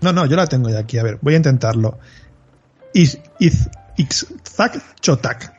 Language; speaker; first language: Spanish; native; Spanish